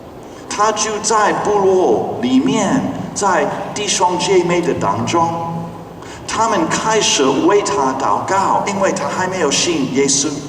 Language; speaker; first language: Chinese; non-native, fluent; English